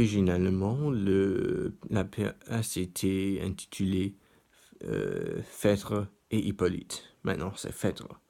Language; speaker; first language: French; non-native, learner; English